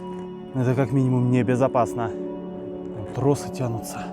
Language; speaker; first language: Russian; native; Russian